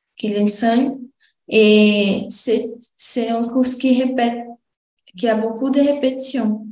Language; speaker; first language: French; non-native, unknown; Portuguese